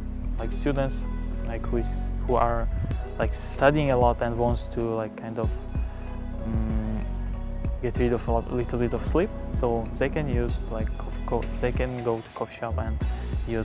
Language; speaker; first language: English; non-native, fluent; Uzbek